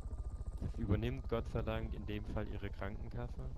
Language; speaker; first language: German; native; German